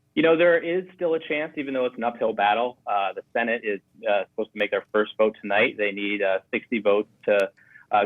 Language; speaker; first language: English; native; English